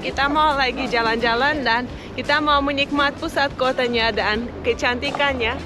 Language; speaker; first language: Indonesian; non-native, fluent; Russian